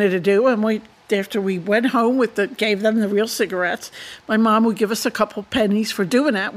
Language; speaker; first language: English; native; English